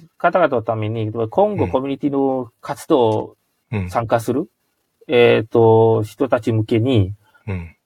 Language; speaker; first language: Japanese; non-native, fluent; Malay